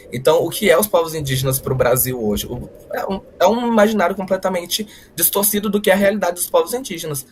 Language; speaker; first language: Portuguese; native; Portuguese